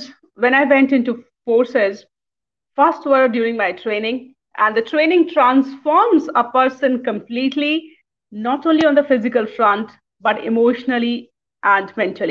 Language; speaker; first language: English; non-native, local second language; Hindi